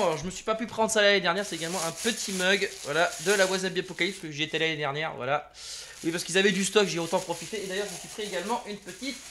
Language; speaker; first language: French; native; French